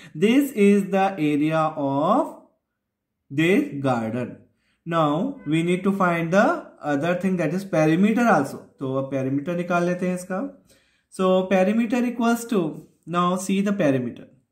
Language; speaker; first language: English; non-native, local second language; Hindi